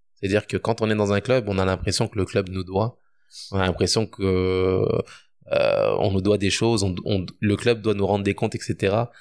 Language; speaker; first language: French; native; French